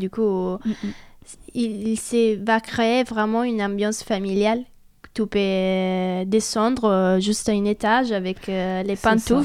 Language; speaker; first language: French; non-native, fluent; Italian